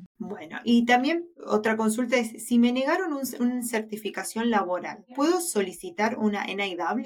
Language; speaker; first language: Spanish; native; Spanish